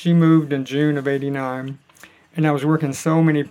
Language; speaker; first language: English; native; English